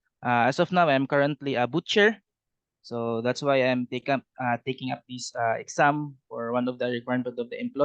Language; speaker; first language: English; non-native, learner; Cebuano